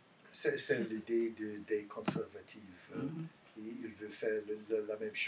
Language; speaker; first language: French; non-native, learner; English